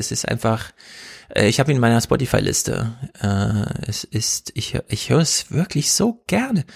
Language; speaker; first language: German; native; German